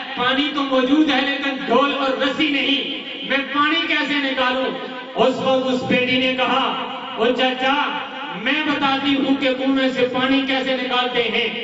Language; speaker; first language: Urdu; non-native, local second language; Punjabi